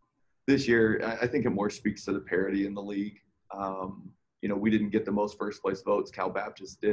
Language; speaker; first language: English; native; English